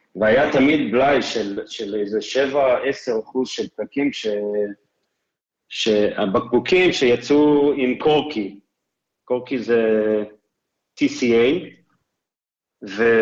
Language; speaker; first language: Hebrew; non-native, fluent; English